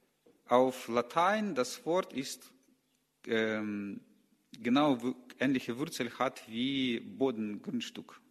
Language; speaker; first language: German; non-native, learner; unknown